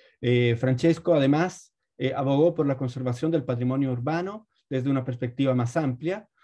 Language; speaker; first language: Spanish; native; Spanish